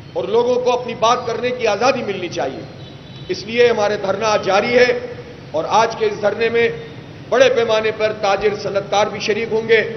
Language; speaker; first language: Urdu; native; Urdu